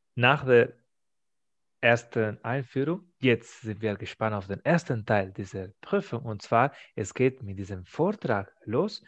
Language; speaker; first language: German; non-native, fluent; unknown